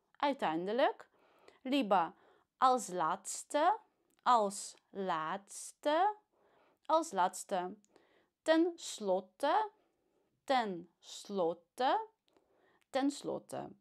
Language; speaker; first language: Dutch; non-native, fluent; Russian